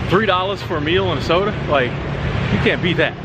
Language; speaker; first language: English; native; English